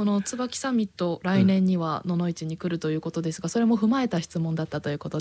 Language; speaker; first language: Japanese; native; Japanese